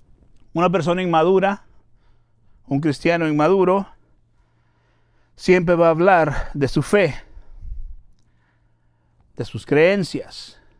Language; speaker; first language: Spanish; native; Spanish